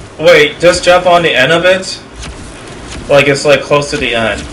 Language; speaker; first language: English; native; English